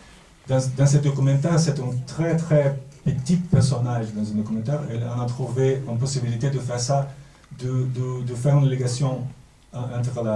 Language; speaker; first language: French; non-native, fluent; Portuguese